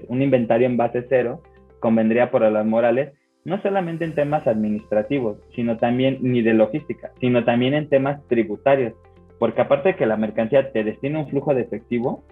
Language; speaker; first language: Spanish; native; Spanish